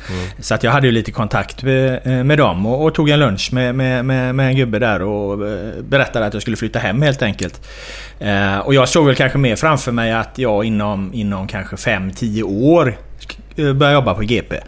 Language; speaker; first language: Swedish; native; Swedish